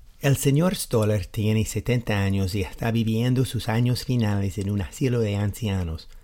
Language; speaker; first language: Spanish; non-native, fluent; English